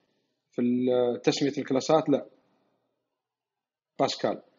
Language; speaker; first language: Arabic; native; Arabic